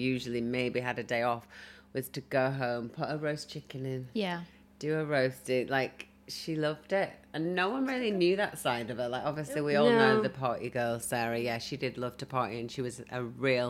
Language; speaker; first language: English; native; English